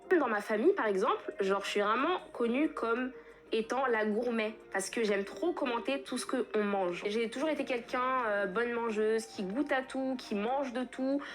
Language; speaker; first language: French; early bilingual, other home language; Fula